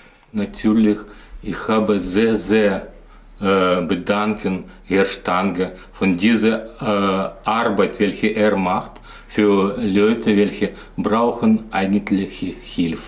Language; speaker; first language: German; non-native, learner; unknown